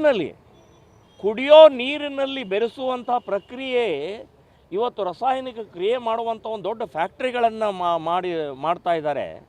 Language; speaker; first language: Kannada; native; Kannada